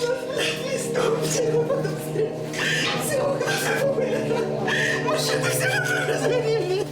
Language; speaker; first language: Russian; native; Russian